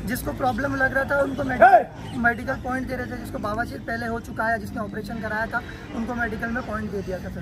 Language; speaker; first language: Hindi; non-native, local second language; Marathi